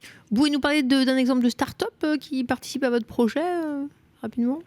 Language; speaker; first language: French; native; French